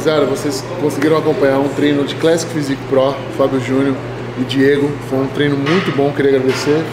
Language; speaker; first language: Portuguese; native; Portuguese